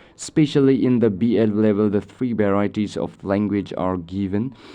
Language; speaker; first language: English; non-native, local second language; Nepali